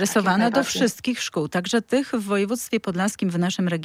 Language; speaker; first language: Polish; native; Polish